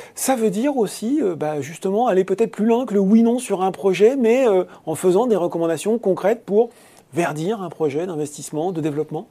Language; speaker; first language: French; native; French